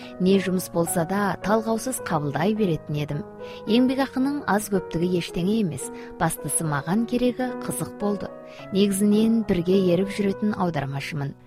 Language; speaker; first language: Kazakh; native; Kazakh